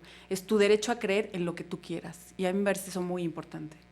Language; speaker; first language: Spanish; native; Spanish